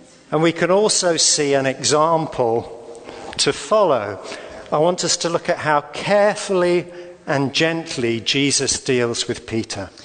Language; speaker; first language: English; native; English